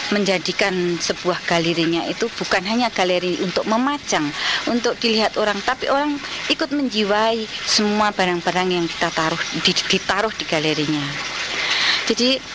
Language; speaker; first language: Indonesian; native; Indonesian